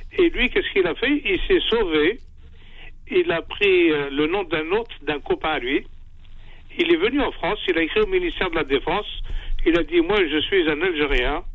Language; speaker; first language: French; non-native, local second language; Kabyle